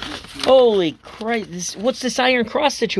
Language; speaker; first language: English; native; English